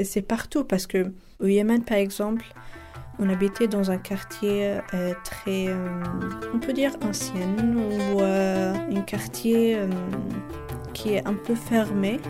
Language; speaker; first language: French; non-native, local second language; Arabic